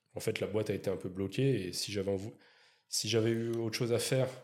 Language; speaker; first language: French; native; French